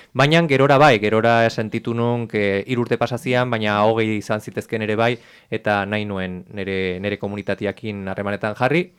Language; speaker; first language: Basque; native; Basque